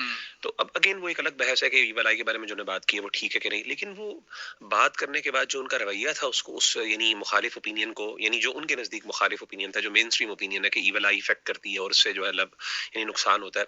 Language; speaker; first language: Urdu; native; Urdu